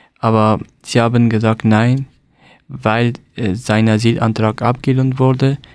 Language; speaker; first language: German; non-native, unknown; Persian